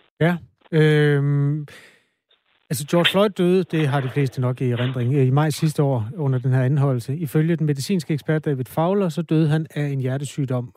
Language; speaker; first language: Danish; native; Danish